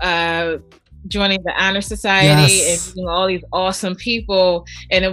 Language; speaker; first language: English; native; English